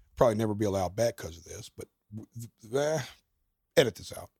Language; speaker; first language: English; native; English